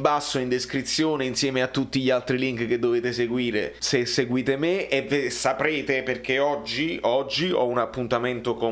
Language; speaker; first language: Italian; native; Italian